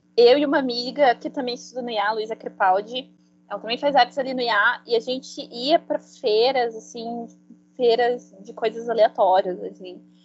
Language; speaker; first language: Portuguese; non-native, fluent; Spanish